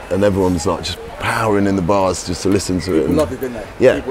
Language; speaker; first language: English; native; English